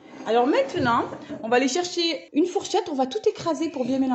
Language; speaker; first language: French; native; French